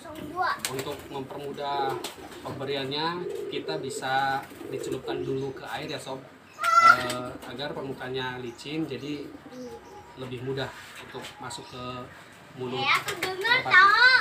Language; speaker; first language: Indonesian; native; Indonesian